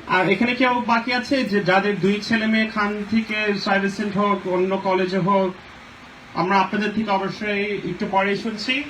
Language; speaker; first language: Bangla; early bilingual, other home language; English